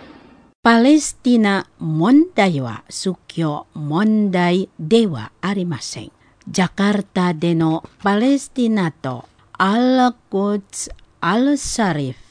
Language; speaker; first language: Japanese; non-native, fluent; Indonesian